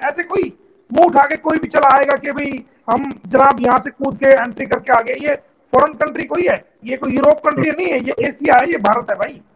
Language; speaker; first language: Hindi; native; Hindi